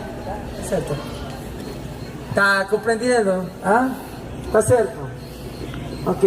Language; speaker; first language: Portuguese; non-native, learner; Spanish